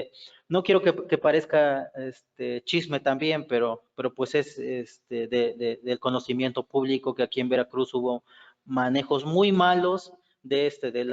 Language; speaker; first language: Spanish; native; Spanish